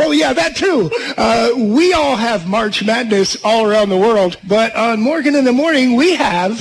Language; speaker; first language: English; native; English